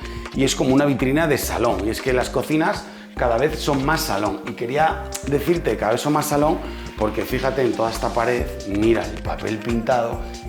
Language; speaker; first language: Spanish; native; Spanish